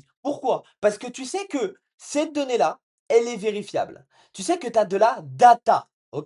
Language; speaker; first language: French; native; French